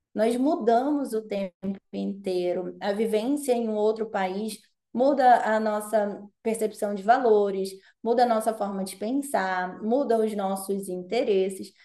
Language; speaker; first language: Portuguese; native; Portuguese